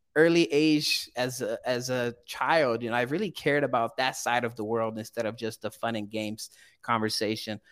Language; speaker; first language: English; early bilingual, other home language; Portuguese